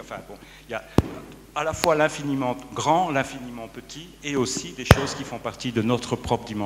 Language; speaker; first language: French; native; French